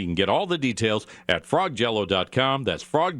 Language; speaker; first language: English; native; English